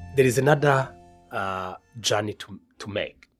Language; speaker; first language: English; non-native, local second language; Kinyarwanda